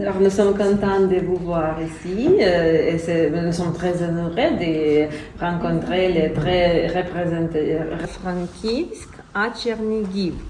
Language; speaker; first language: French; non-native, learner; Ukrainian